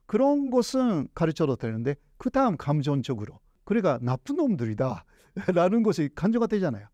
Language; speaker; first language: Korean; non-native, fluent; Japanese